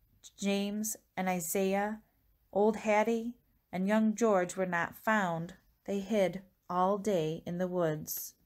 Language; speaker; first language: English; native; English